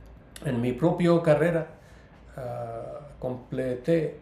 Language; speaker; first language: Spanish; non-native, learner; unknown